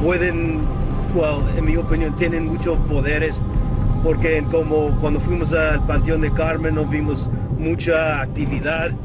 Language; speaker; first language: Spanish; early bilingual, heritage; Spanish